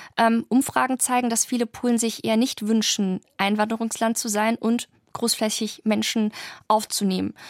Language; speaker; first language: German; early bilingual, other home language; Polish